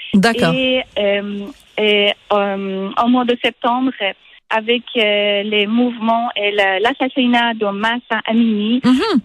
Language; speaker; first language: French; non-native, fluent; Persian